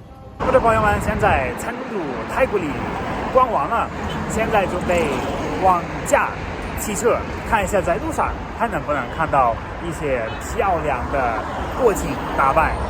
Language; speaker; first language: Chinese; non-native, fluent; German